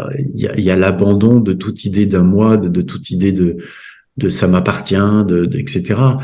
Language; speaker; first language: French; native; French